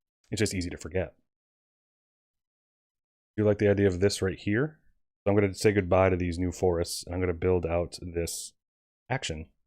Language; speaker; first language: English; native; English